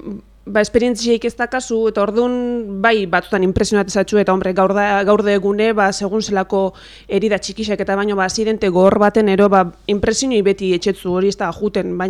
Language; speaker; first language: Basque; native; Basque